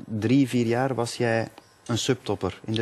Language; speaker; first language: Dutch; native; Dutch